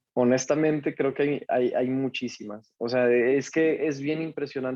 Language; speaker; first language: Spanish; native; Spanish